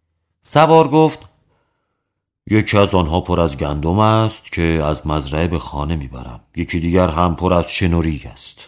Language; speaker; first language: Persian; native; Persian